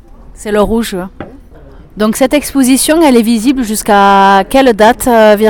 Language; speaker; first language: French; native; French